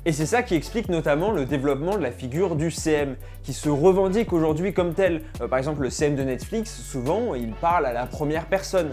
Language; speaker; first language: French; native; French